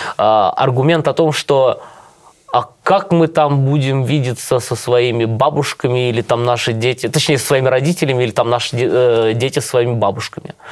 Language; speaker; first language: Russian; native; Russian